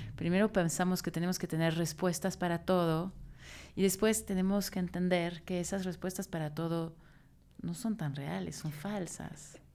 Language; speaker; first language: Spanish; non-native, fluent; French